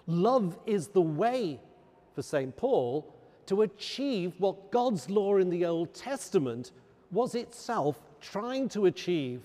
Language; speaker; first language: English; native; English